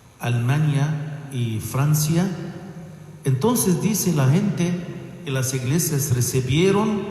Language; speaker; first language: Spanish; non-native, fluent; Arabic